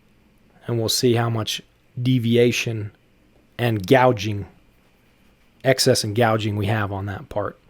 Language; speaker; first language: English; native; English